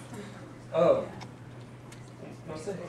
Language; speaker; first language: Spanish; non-native, learner; English